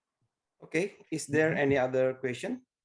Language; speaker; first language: English; non-native, fluent; Indonesian